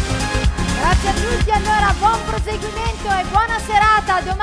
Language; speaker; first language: Italian; native; Italian